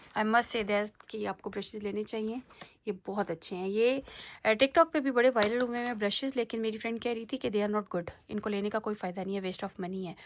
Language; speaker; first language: Urdu; native; Urdu